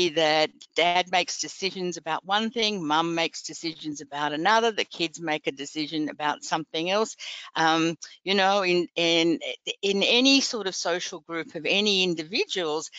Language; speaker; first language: English; native; English